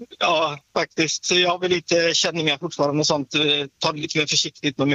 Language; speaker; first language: Swedish; native; Swedish